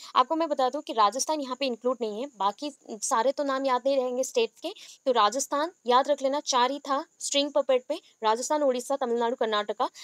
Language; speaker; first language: Hindi; non-native, local second language; Bangla